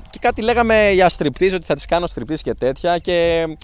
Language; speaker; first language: Greek; early bilingual, other home language; Albanian